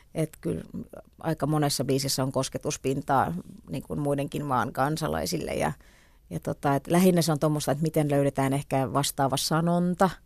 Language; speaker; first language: Finnish; native; Finnish